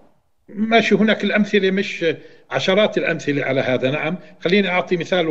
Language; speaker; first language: Arabic; native; Arabic